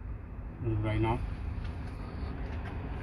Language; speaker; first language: English; non-native, learner; Romanian